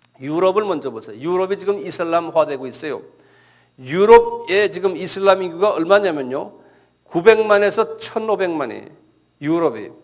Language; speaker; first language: Korean; native; Korean